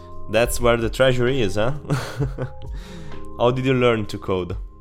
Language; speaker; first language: English; non-native, fluent; Italian